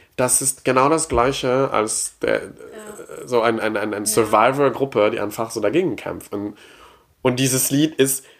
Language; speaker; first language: German; non-native, fluent; English